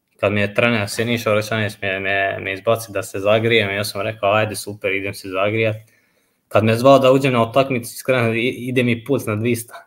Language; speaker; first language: Croatian; non-native, fluent; Albanian